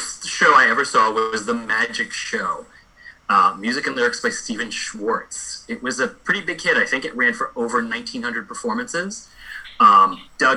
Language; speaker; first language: English; native; English